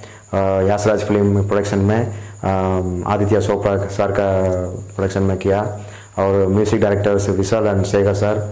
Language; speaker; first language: Hindi; non-native, local second language; Tamil